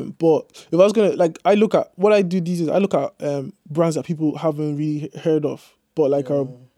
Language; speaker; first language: English; native; English